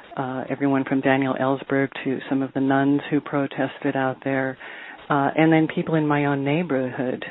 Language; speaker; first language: English; native; English